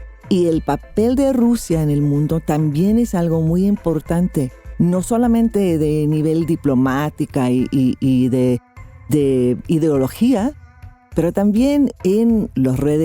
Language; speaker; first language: Spanish; non-native, fluent; English